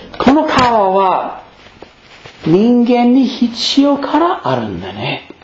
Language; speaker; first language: Japanese; non-native, fluent; English